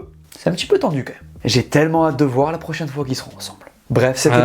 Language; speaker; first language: French; native; French